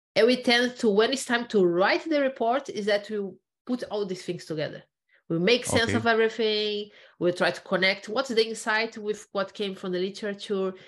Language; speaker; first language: English; non-native, fluent; Portuguese